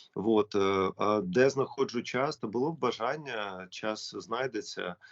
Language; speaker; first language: Ukrainian; non-native, local second language; Russian